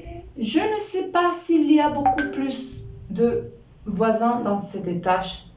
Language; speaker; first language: French; non-native, fluent; Spanish